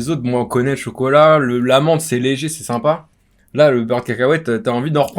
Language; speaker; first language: French; native; French